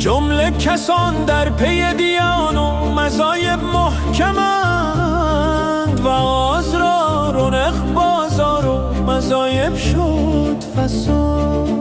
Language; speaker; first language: Persian; native; Persian